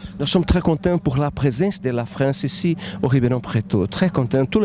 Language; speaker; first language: French; non-native, learner; Portuguese